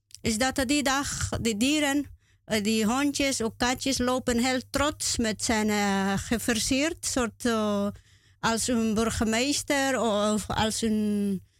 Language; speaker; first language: Dutch; non-native, learner; Spanish